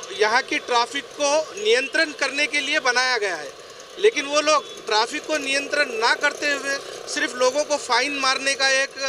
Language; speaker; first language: Hindi; non-native, local second language; Urdu